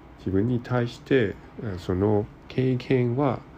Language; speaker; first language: Japanese; non-native, learner; Cantonese